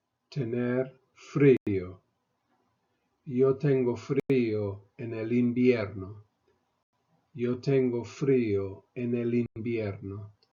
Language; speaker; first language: Spanish; non-native, fluent; English